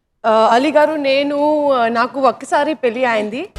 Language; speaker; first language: Telugu; non-native, local second language; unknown